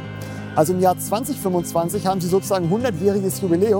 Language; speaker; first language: German; native; German